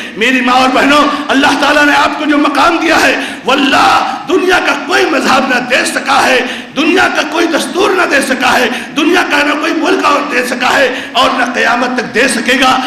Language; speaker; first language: Urdu; non-native, local second language; Konkani